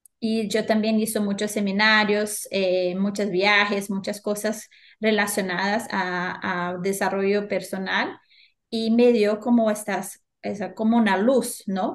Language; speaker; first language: Spanish; non-native, fluent; Portuguese